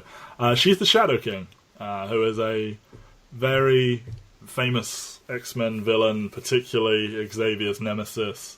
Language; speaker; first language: English; native; English